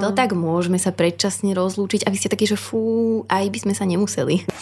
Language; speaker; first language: Slovak; native; Slovak